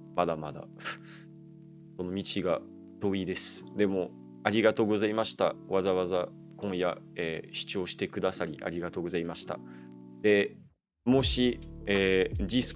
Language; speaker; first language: Japanese; non-native, learner; French